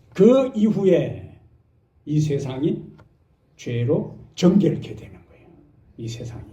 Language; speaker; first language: Korean; native; Korean